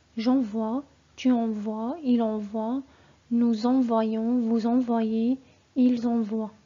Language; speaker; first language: French; non-native, fluent; Arabic